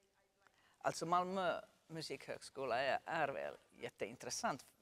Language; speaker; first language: Swedish; non-native, local second language; Finnish